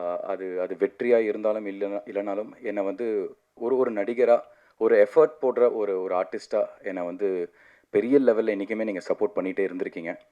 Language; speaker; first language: Tamil; native; Tamil